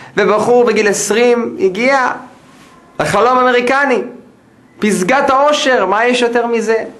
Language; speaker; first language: Hebrew; non-native, fluent; English